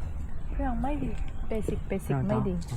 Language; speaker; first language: Korean; non-native, learner; Thai